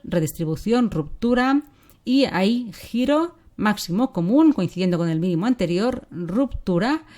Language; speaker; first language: Spanish; native; Spanish